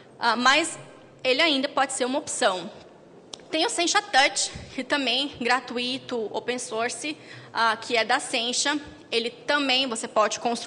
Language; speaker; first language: Portuguese; native; Portuguese